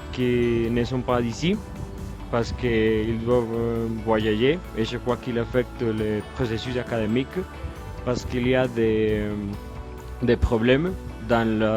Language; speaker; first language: French; non-native, learner; Spanish